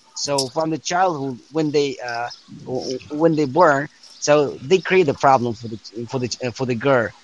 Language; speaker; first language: English; non-native, fluent; Persian